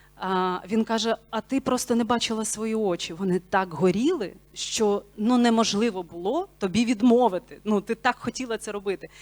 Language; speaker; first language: Ukrainian; non-native, local second language; Bulgarian